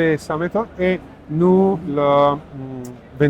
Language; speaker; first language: French; non-native, learner; Italian